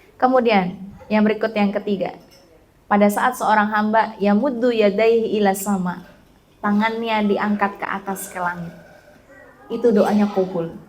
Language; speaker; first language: Indonesian; native; Indonesian